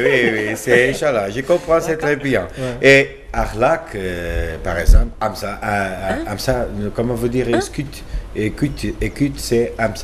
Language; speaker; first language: French; non-native, learner; Portuguese